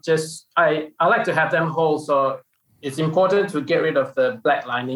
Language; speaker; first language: English; non-native, local second language; Min Nan Chinese